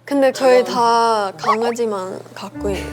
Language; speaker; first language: Korean; early bilingual, heritage; English